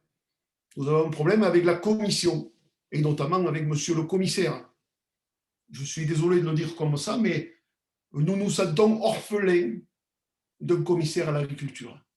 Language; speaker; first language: French; native; French